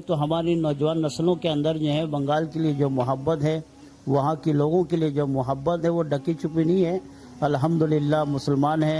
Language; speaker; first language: Hindi; non-native, local second language; Bangla